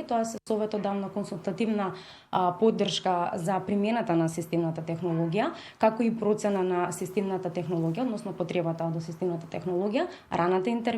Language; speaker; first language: Macedonian; native; Macedonian